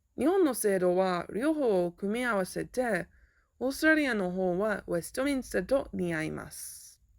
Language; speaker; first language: Japanese; non-native, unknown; English